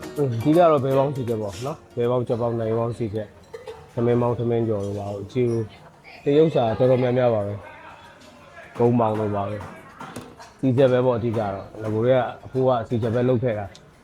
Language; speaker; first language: Burmese; native; Burmese